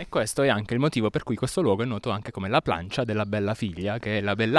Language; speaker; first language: Italian; native; Italian